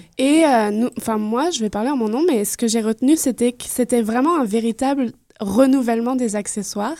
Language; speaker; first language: French; native; French